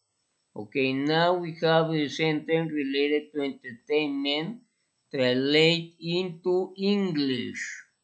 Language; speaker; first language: English; non-native, fluent; Spanish